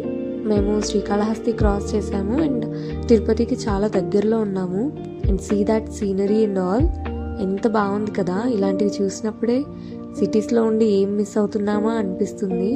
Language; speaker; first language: Telugu; native; Telugu